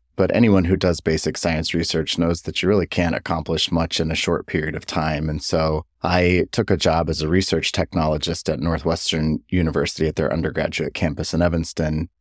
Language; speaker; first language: English; native; English